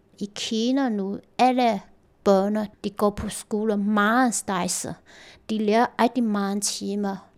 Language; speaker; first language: Danish; non-native, learner; Chinese